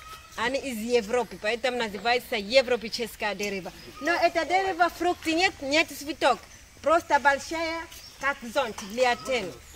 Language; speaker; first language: Russian; non-native, learner; Swahili